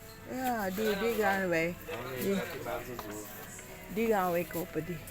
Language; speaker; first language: Dutch; non-native, learner; Filipino